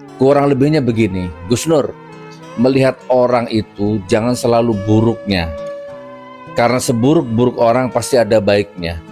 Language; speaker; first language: Indonesian; non-native, local second language; Madurese